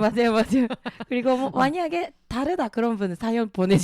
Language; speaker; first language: Korean; early bilingual, heritage; Japanese